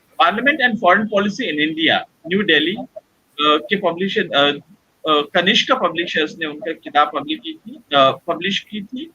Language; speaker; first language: Hindi; non-native, local second language; Marathi